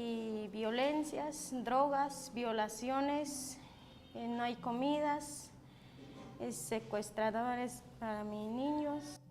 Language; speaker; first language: Spanish; non-native, local second language; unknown